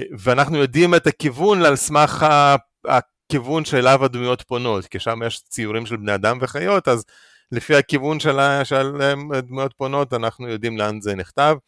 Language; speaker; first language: Hebrew; early bilingual, other home language; Russian